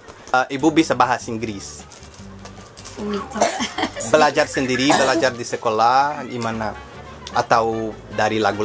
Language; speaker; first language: Indonesian; non-native, fluent; Portuguese